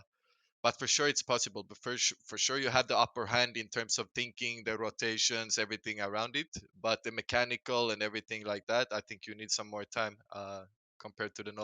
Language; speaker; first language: English; non-native, fluent; Swedish